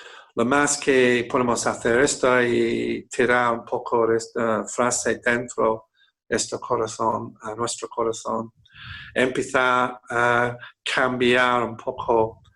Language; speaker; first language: Spanish; non-native, fluent; English